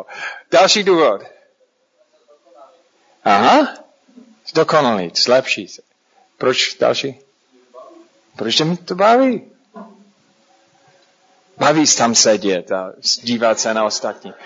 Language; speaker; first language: Czech; non-native, fluent; English